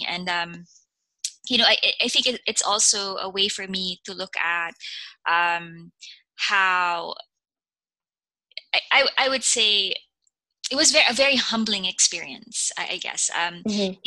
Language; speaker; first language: English; non-native, local second language; Filipino